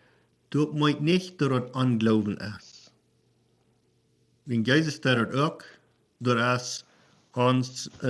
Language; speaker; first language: German; non-native, learner; Plautdietsch